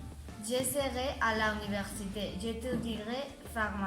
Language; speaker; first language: French; non-native, learner; Spanish